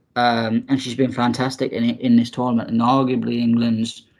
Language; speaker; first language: English; native; English